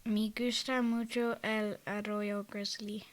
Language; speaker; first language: Spanish; non-native, learner; English